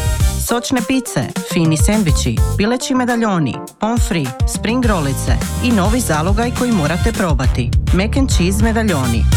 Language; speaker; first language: Serbian; native; Serbian